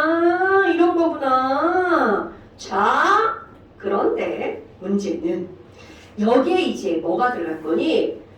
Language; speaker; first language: Korean; native; Korean